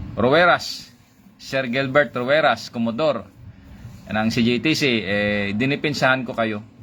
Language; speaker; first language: Filipino; non-native, local second language; Hiligaynon